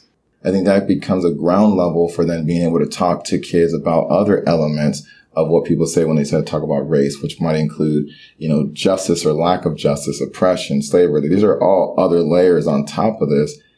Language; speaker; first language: English; early bilingual, other home language; Haitian Creole